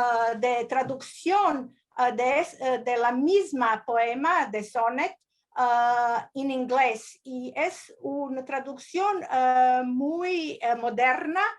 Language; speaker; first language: Spanish; non-native, learner; Croatian